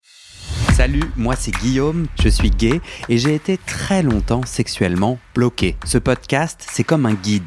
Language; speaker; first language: French; native; French